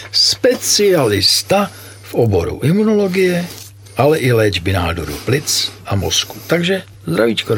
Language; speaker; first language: Czech; native; Czech